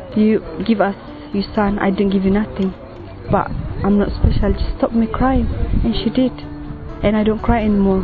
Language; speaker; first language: English; non-native, fluent; Tigrinya